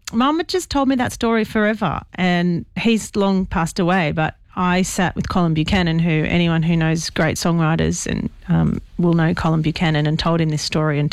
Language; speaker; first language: English; native; English